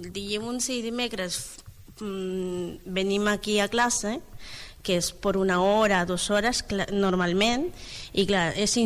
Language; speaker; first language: Catalan; non-native, learner; Spanish